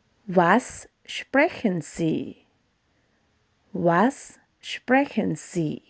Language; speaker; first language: German; non-native, fluent; Thai